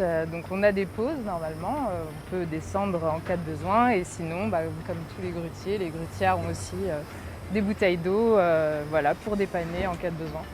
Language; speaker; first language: French; native; French